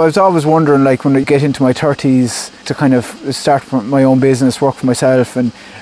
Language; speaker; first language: English; native; English